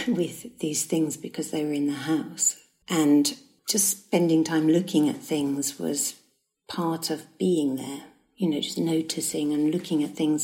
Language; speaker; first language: English; native; English